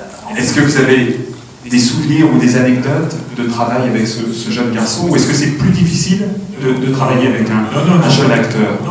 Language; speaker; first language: French; native; French